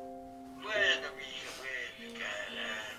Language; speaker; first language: Spanish; native; Spanish